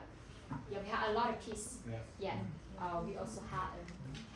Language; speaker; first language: English; non-native, learner; Hmong